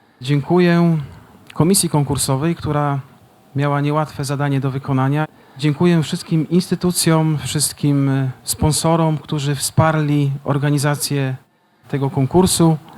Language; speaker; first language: Polish; native; Polish